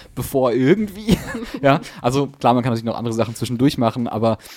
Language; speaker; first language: German; native; German